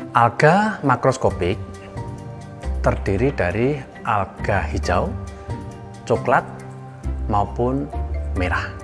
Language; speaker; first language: Indonesian; native; Indonesian